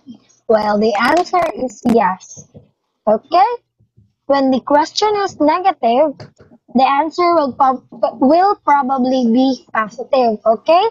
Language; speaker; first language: English; non-native, fluent; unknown